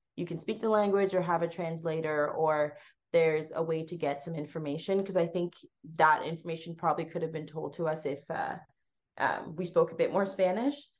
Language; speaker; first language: English; native; English